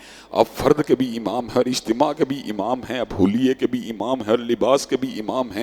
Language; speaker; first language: Urdu; native; Urdu